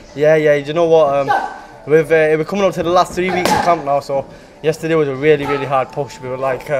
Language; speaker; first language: English; native; English